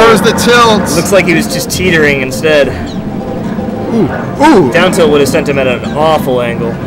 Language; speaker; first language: English; native; English